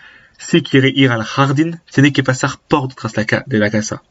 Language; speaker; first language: Spanish; non-native, learner; French